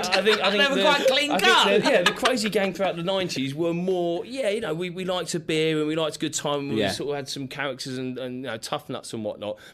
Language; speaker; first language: English; native; English